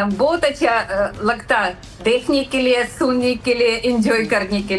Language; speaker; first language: Hindi; non-native, learner; Russian